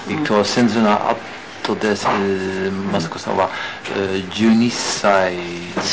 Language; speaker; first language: Japanese; non-native, learner; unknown